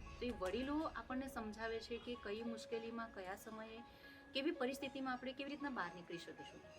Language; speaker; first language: Gujarati; non-native, local second language; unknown